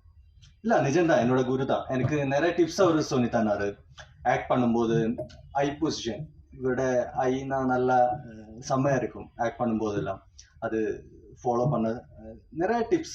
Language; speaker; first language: Tamil; non-native, fluent; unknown